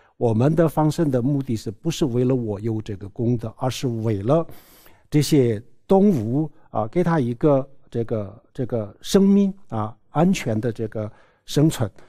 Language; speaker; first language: Chinese; non-native, local second language; Tibetan